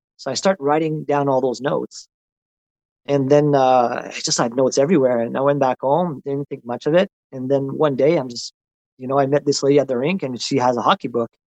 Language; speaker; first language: English; non-native, local second language; French